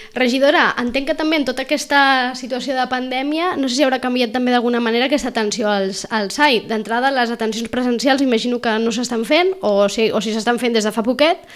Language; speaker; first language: Catalan; native; Catalan